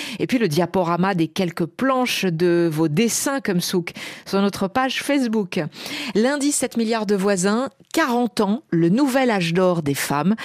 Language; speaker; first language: French; native; French